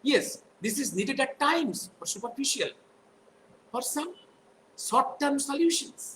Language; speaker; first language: English; non-native, local second language; Bangla